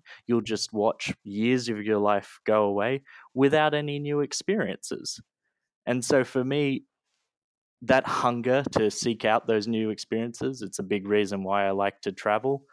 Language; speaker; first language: English; native; English